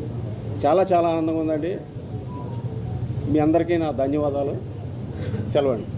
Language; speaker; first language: Telugu; native; Telugu